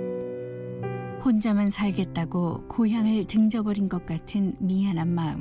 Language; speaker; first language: Korean; native; Korean